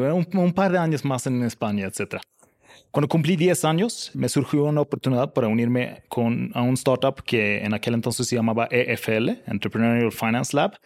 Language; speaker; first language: Spanish; non-native, fluent; Swedish